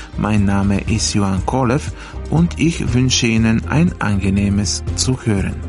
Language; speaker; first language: German; non-native, fluent; Bulgarian